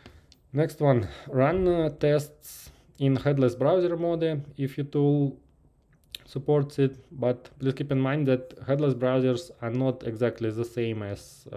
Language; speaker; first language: English; non-native, fluent; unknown